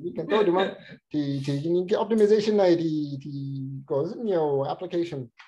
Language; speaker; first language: Vietnamese; non-native, fluent; English